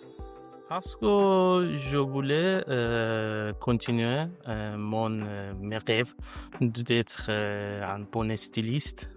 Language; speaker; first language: French; non-native, learner; Persian